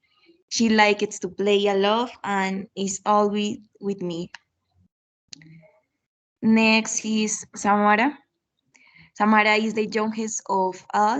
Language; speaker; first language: English; non-native, learner; Spanish